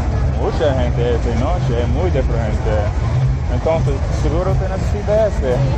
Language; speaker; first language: Spanish; early bilingual, heritage; Haitian Creole